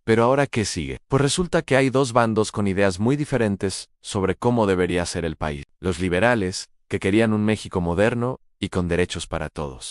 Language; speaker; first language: Spanish; native; Spanish